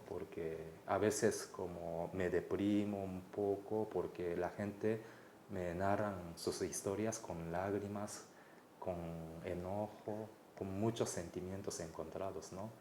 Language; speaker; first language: Spanish; non-native, fluent; Japanese